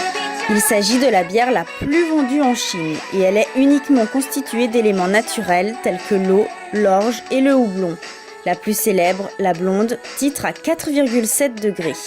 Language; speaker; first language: French; native; French